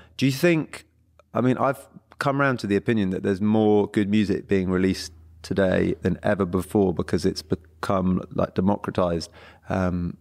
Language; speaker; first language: English; early bilingual, other home language; Portuguese